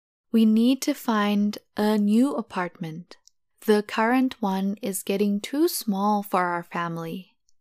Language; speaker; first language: English; non-native, fluent; Indonesian